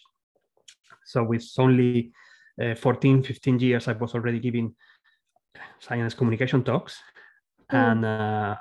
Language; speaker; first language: English; non-native, fluent; Spanish